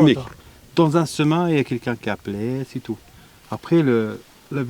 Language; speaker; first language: French; non-native, learner; Arabic